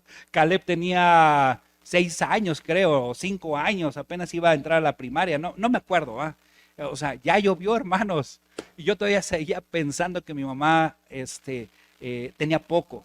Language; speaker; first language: Spanish; native; Spanish